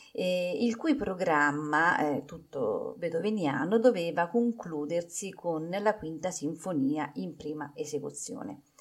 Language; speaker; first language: Italian; native; Italian